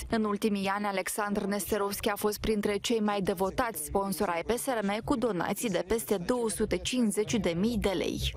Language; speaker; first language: Romanian; native; Romanian